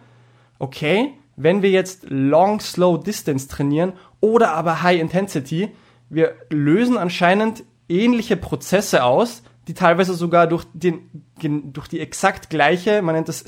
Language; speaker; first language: German; native; German